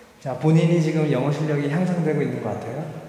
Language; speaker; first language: Korean; native; Korean